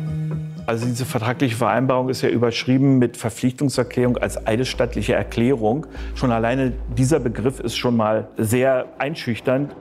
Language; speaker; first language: German; native; German